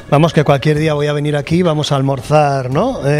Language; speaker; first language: Spanish; native; Spanish